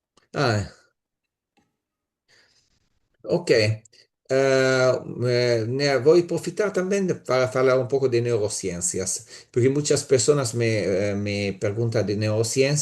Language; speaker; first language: Spanish; non-native, learner; Italian